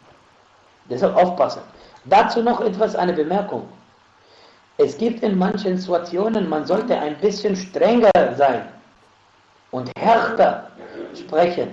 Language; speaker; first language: German; non-native, fluent; Arabic